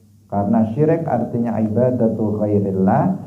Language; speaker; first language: Indonesian; non-native, local second language; Javanese